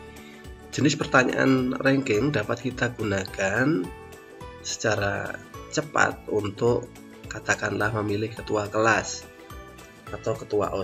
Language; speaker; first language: Indonesian; native; Indonesian